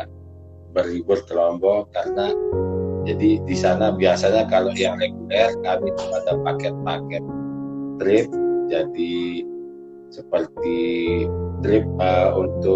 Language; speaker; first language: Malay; non-native, local second language; Sasak